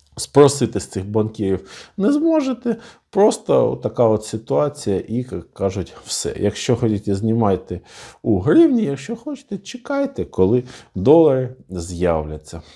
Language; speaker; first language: Ukrainian; non-native, local second language; Russian